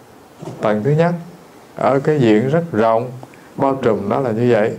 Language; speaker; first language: Vietnamese; native; Vietnamese